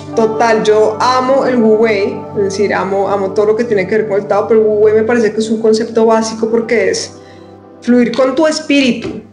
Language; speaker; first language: Spanish; native; Spanish